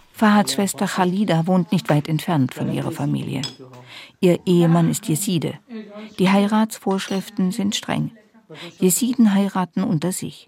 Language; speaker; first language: German; native; German